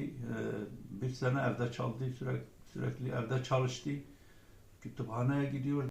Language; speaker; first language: Turkish; non-native, local second language; Kurdish